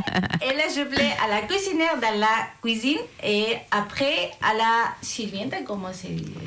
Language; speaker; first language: French; non-native, learner; Spanish